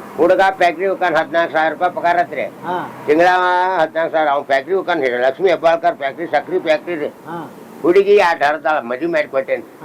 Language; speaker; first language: Kannada; native; Kannada